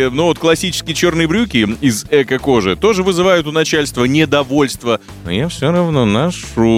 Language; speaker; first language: Russian; native; Russian